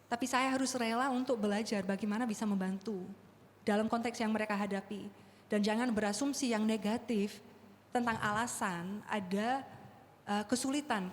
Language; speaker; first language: Indonesian; non-native, fluent; English